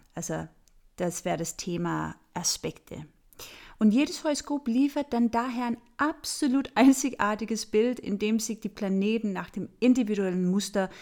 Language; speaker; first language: German; non-native, fluent; Danish